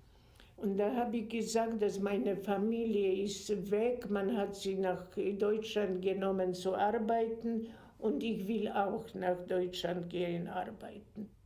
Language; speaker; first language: German; non-native, fluent; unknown